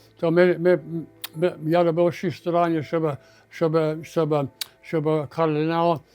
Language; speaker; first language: Ukrainian; early bilingual, heritage; Ukrainian